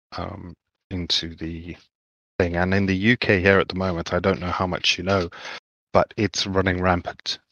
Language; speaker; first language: English; native; English